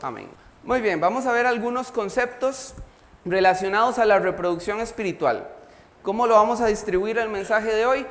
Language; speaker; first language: Spanish; native; Spanish